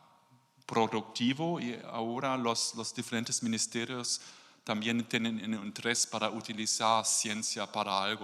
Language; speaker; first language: Spanish; non-native, learner; German